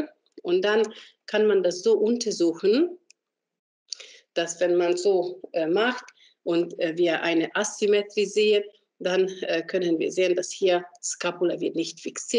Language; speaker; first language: German; non-native, fluent; Hungarian